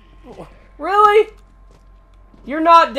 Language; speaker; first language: English; native; English